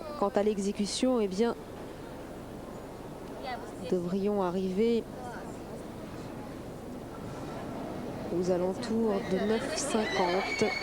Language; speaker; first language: French; native; French